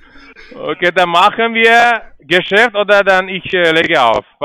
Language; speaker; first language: German; non-native, learner; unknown